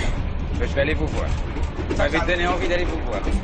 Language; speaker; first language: French; native; French